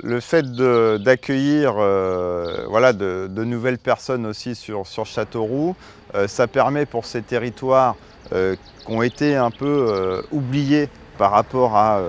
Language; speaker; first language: French; native; French